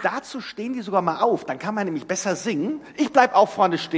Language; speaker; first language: German; native; German